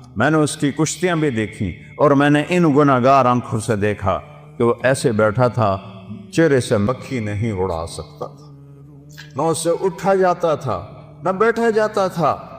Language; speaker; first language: Urdu; non-native, local second language; Saraiki